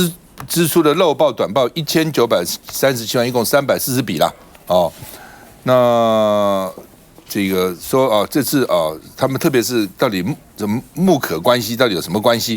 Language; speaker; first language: Chinese; native; Chinese